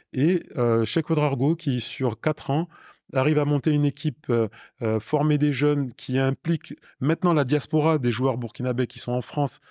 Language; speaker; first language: French; native; French